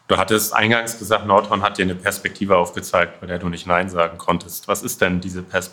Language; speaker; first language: German; native; German